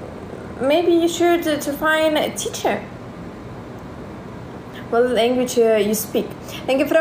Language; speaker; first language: English; non-native, learner; Russian